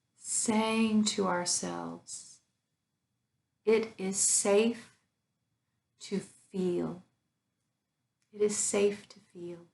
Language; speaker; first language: English; native; English